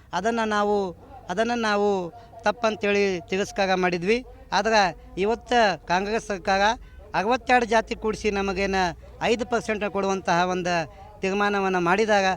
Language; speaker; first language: Kannada; non-native, local second language; Lambadi